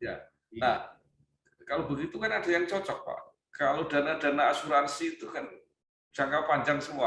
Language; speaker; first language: Indonesian; native; Indonesian